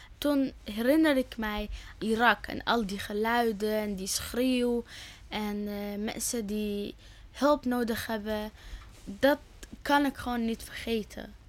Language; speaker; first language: Dutch; early bilingual, other home language; Arabic